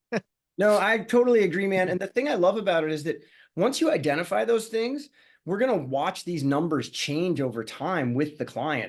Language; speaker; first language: English; native; English